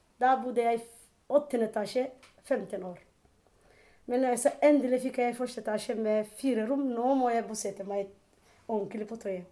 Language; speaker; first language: Norwegian; non-native, learner; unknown